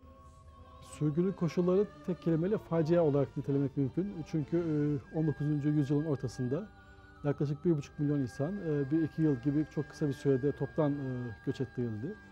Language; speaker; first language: Turkish; native; Turkish